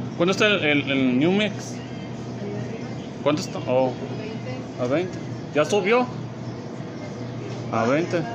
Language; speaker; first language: Spanish; early bilingual, heritage; Spanish